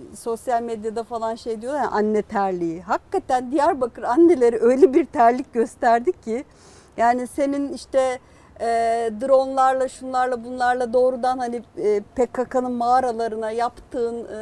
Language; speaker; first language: Turkish; non-native, local second language; Kurdish